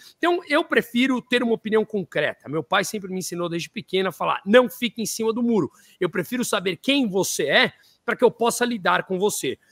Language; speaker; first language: Portuguese; native; Portuguese